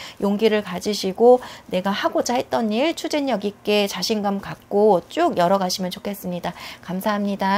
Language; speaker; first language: Korean; native; Korean